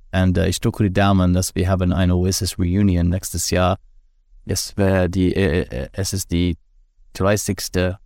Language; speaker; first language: German; non-native, learner; English